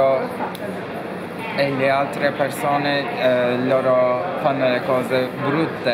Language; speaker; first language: Italian; non-native, fluent; Turkish